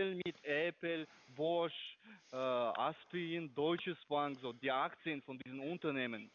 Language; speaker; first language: German; non-native, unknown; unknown